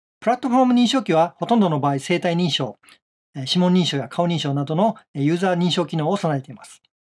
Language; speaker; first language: Japanese; native; Japanese